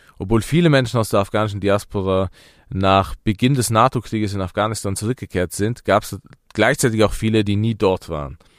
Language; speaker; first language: German; early bilingual, other home language; Persian